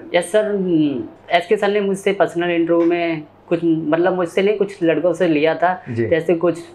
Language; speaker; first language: Hindi; native; Hindi